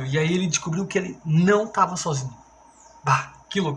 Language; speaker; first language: Portuguese; native; Portuguese